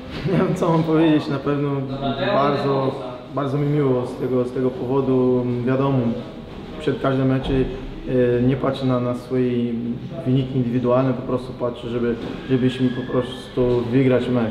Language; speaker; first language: Polish; non-native, fluent; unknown